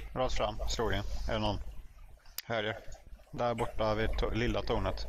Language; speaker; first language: Swedish; native; Swedish